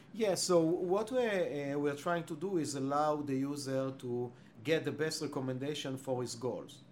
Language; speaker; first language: English; non-native, fluent; Hebrew